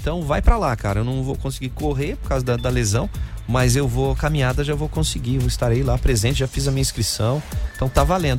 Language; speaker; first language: Portuguese; native; Portuguese